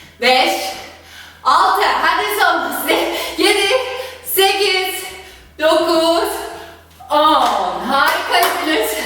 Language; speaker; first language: Turkish; non-native, fluent; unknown